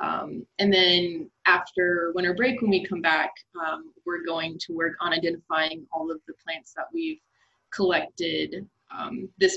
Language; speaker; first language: English; native; English